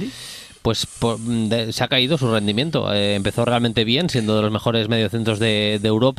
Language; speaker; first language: Spanish; native; Spanish